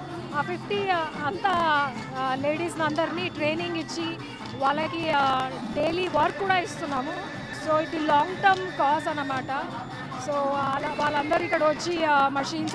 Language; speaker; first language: Telugu; non-native, local second language; Hindi